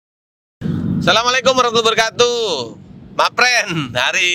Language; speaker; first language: Indonesian; native; Indonesian